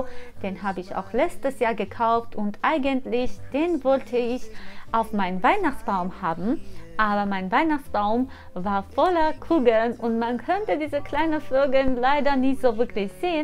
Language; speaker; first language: German; non-native, fluent; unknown